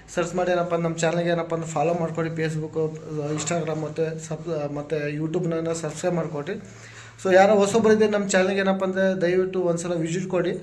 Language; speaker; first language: Kannada; non-native, local second language; Lambadi